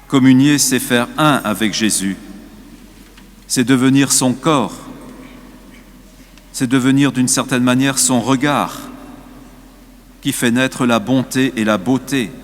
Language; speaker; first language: French; native; French